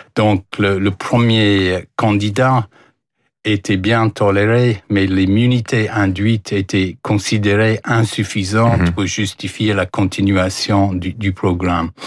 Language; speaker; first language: French; non-native, fluent; English